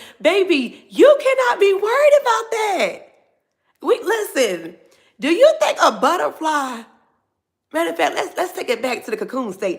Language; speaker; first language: English; native; English